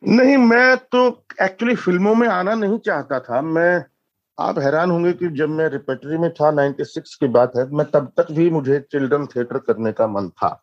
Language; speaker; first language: Hindi; native; Hindi